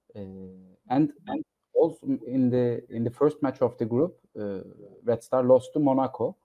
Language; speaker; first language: English; non-native, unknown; Turkish